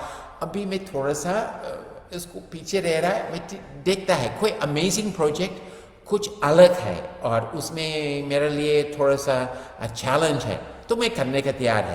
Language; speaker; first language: Hindi; non-native, fluent; English